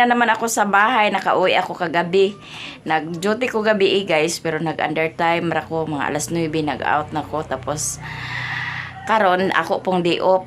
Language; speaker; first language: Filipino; non-native, local second language; Cebuano